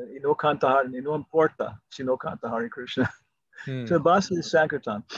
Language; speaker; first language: Spanish; non-native, fluent; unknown